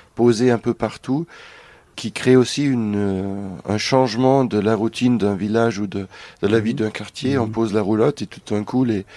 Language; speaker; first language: French; non-native, fluent; German